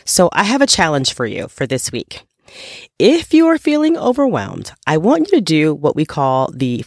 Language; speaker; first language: English; native; English